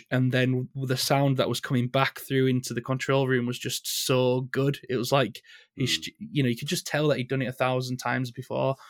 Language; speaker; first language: English; native; English